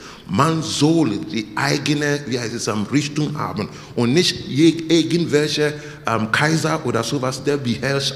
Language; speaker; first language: German; non-native, learner; English